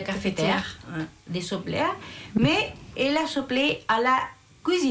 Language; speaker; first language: French; non-native, learner; Spanish